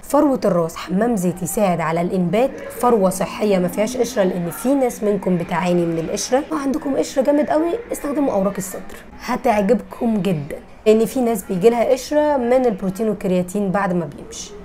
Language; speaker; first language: Arabic; native; Arabic